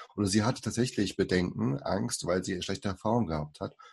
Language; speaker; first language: German; early bilingual, other home language; Portuguese